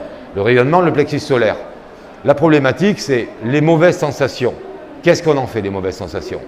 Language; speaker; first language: French; native; French